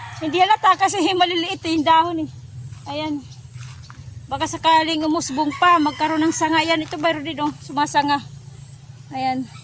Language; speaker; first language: Filipino; non-native, local second language; Waray